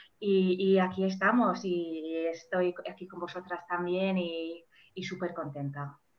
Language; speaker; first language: Spanish; non-native, fluent; English